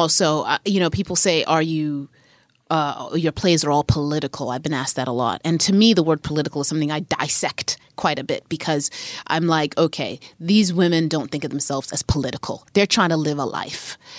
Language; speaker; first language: English; native; English